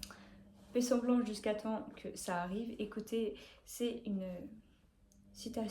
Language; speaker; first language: French; native; French